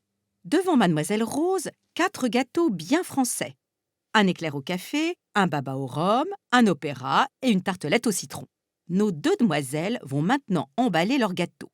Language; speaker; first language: French; native; French